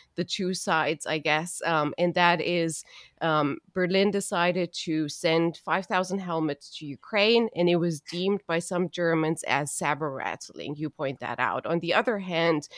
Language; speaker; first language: English; non-native, fluent; German